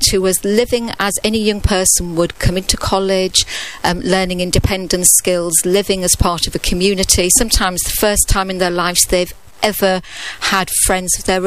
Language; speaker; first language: English; native; English